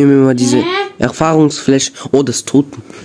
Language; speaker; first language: German; early bilingual, other home language; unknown